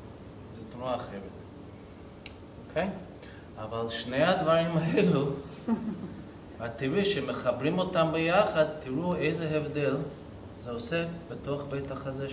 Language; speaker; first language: Hebrew; non-native, fluent; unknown